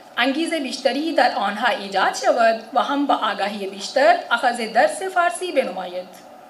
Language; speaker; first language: Persian; non-native, fluent; Urdu